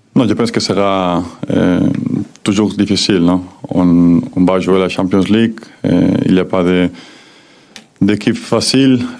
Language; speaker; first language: French; non-native, learner; Spanish